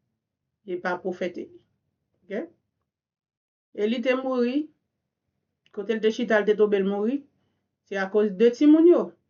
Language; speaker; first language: French; non-native, learner; Haitian Creole